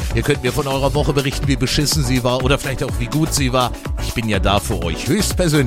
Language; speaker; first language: German; native; German